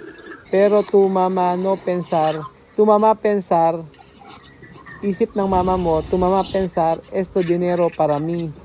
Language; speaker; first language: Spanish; non-native, learner; Filipino